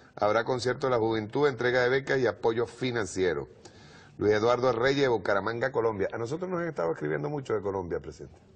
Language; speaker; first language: Spanish; native; Spanish